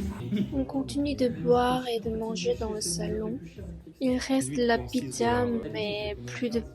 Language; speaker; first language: French; non-native, fluent; Korean